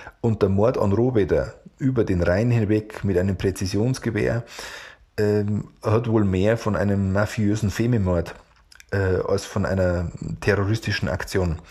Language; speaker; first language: German; native; German